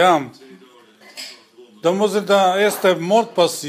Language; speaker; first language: Dutch; non-native, learner; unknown